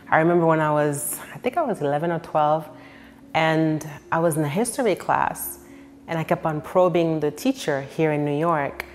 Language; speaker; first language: English; early bilingual, other home language; Haitian Creole